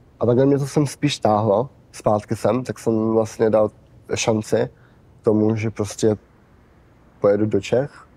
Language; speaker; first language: Czech; early bilingual, heritage; Czech